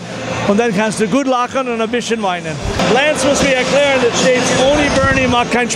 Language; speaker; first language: German; non-native, fluent; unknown